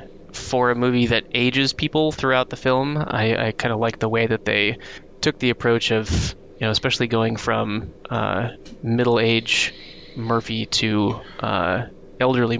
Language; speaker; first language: English; native; English